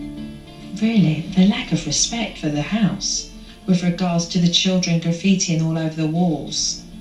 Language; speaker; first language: English; native; English